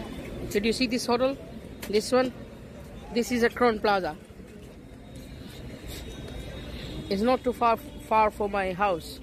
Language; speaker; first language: English; non-native, learner; Hindi